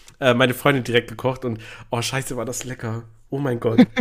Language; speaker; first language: German; native; German